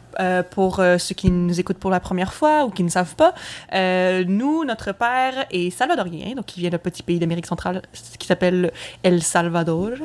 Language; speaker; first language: French; native; French